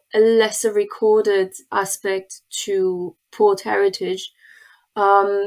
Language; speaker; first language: English; non-native, fluent; German